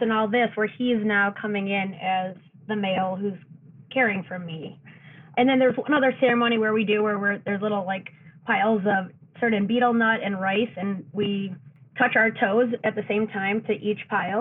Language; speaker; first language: English; native; English